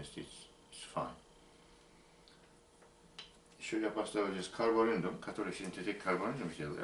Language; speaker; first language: Russian; non-native, learner; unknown